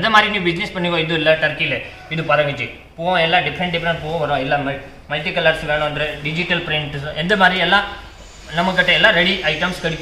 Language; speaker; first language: Tamil; non-native, learner; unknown